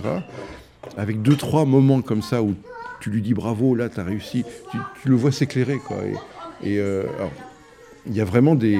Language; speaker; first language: French; native; French